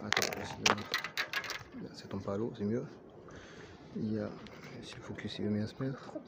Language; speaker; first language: French; native; French